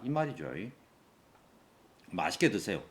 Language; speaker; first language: Korean; native; Korean